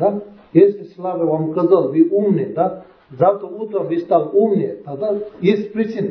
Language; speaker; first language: Russian; non-native, learner; Tibetan